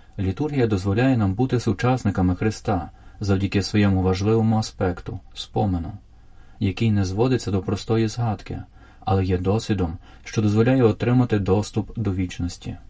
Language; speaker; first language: Ukrainian; native; Ukrainian